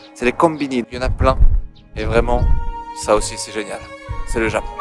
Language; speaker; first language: French; native; French